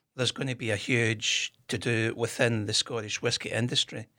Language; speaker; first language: English; native; English